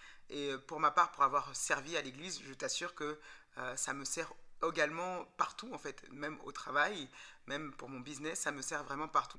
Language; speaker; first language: French; native; French